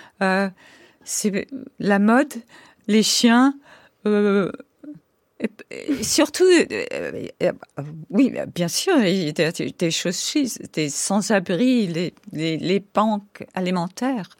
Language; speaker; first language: French; non-native, fluent; English